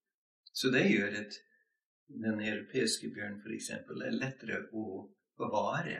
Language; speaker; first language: Norwegian; non-native, fluent; English